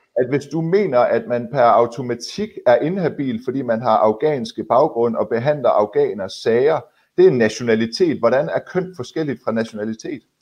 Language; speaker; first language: Danish; early bilingual, other home language; Persian